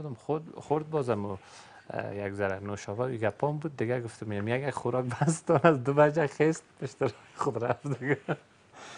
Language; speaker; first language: Persian; native; Persian